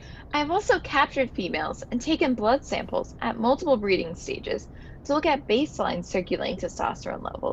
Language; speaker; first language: English; native; English